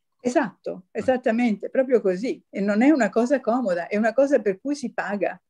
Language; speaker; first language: Italian; native; Italian